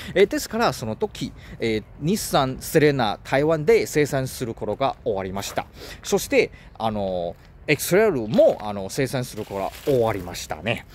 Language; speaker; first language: Japanese; non-native, learner; Chinese